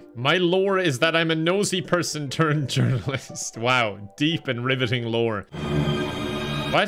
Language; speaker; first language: English; native; English